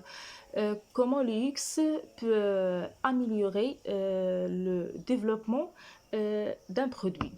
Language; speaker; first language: French; non-native, fluent; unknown